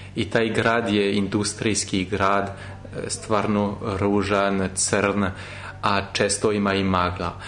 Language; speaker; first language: Serbian; non-native, fluent; French